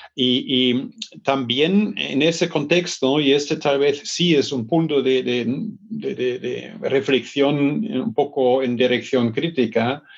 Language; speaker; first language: Spanish; non-native, fluent; German